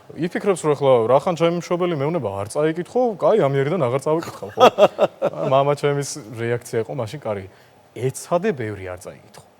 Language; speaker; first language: Georgian; non-native, local second language; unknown